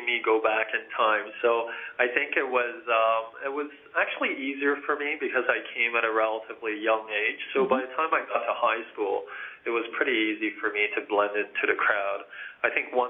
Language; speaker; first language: English; early bilingual, other home language; Chinese